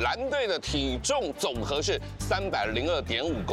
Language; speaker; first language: Chinese; native; Chinese